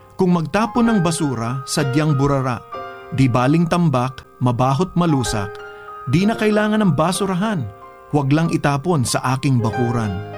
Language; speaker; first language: Filipino; non-native, local second language; Bikol